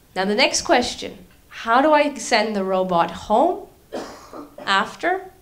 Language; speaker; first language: English; native; English